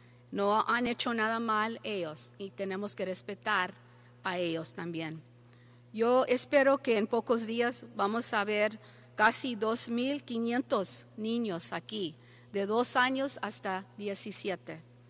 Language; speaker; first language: Spanish; early bilingual, heritage; Spanish